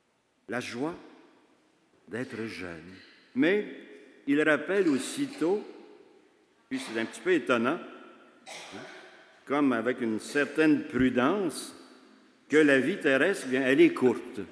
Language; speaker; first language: French; native; French